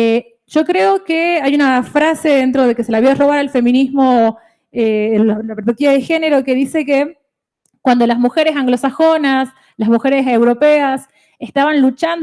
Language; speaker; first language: Spanish; native; Spanish